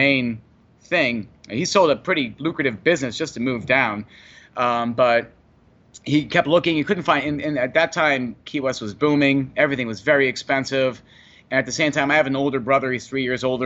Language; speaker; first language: English; native; English